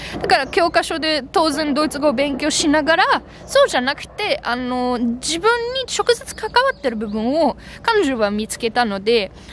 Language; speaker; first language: Japanese; non-native, fluent; German